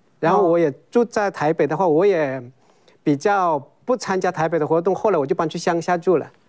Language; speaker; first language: Chinese; native; Chinese